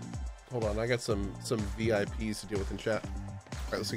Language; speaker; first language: English; native; English